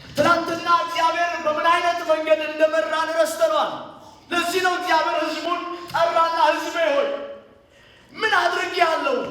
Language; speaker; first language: Amharic; native; Amharic